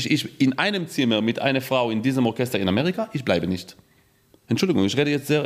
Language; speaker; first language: German; non-native, fluent; Hebrew